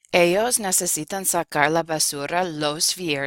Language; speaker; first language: Spanish; non-native, fluent; English